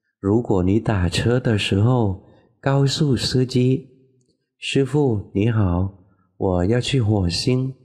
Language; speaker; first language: Chinese; non-native, fluent; Vietnamese